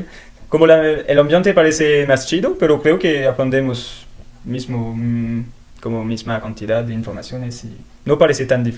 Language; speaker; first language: Spanish; non-native, learner; French